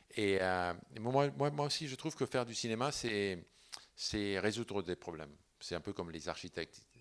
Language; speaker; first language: French; non-native, fluent; Spanish